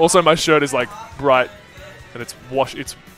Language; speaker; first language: English; native; English